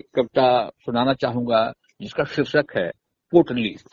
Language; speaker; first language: Hindi; native; Hindi